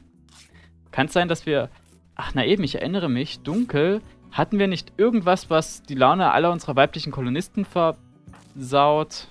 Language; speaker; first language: German; native; German